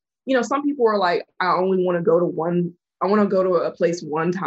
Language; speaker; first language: English; native; English